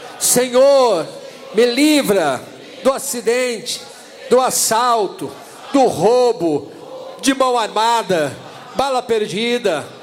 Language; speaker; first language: Portuguese; native; Portuguese